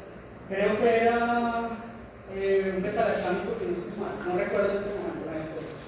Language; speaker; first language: Spanish; native; Spanish